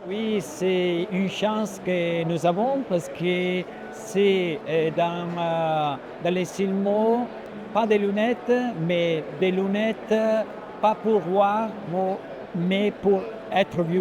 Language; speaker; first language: French; non-native, fluent; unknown